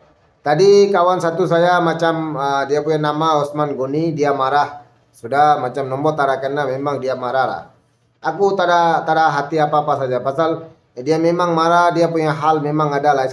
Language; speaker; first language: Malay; non-native, fluent; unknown